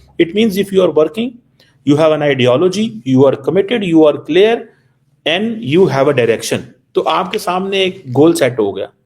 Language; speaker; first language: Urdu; non-native, local second language; Punjabi